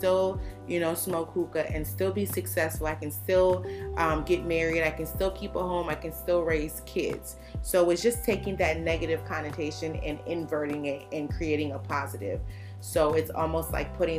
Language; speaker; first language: English; native; English